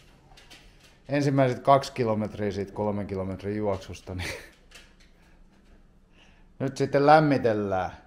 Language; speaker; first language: Finnish; native; Finnish